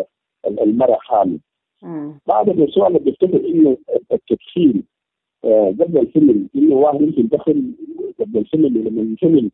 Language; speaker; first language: Arabic; native; Arabic